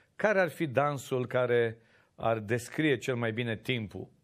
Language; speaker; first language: Romanian; native; Romanian